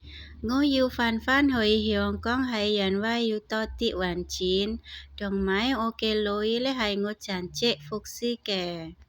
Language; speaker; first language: Cantonese; non-native, learner; Indonesian